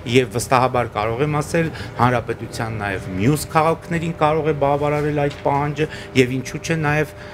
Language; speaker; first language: Armenian; native; Armenian